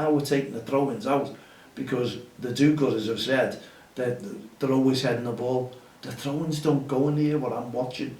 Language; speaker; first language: English; native; English